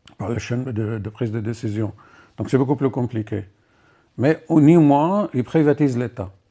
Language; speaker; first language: French; non-native, fluent; Arabic